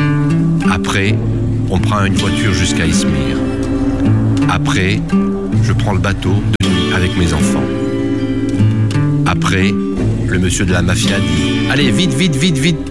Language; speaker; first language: French; non-native, learner; Arabic